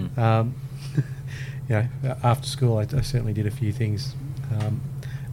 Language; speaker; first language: English; native; English